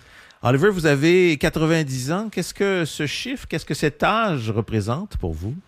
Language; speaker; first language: French; native; French